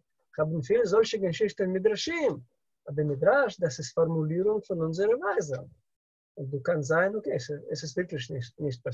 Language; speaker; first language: German; non-native, learner; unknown